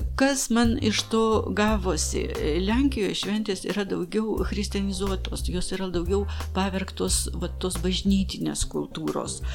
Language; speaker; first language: Lithuanian; non-native, local second language; Polish